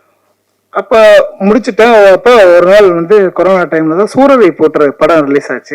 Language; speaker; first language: Tamil; native; Tamil